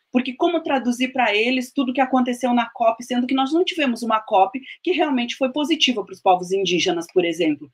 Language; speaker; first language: Portuguese; native; Portuguese